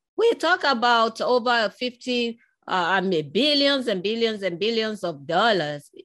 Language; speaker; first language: English; non-native, local second language; Yoruba